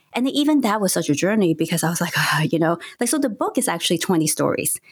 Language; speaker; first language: English; non-native, local second language; Cantonese